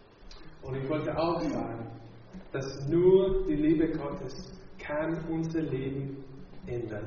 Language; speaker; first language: German; non-native, fluent; English